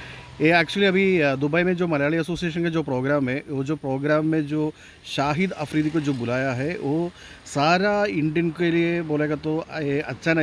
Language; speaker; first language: Hindi; non-native, local second language; Malayalam